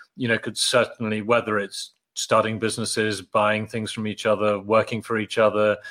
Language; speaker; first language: English; native; English